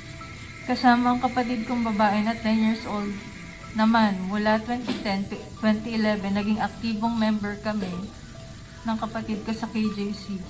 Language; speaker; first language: Filipino; native; Filipino